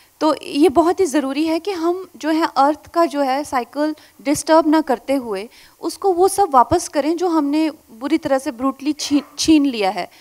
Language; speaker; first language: Hindi; native; Hindi